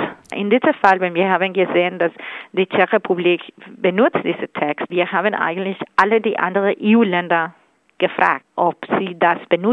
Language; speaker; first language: German; non-native, fluent; Spanish